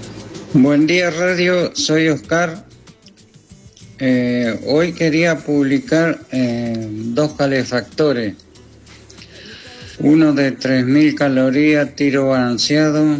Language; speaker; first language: Spanish; native; Spanish